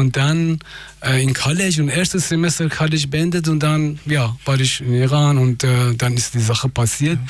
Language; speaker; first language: German; non-native, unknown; Persian